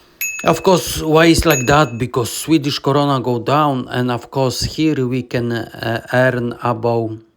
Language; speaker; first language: English; non-native, learner; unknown